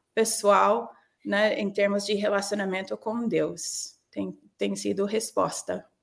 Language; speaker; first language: Portuguese; non-native, fluent; English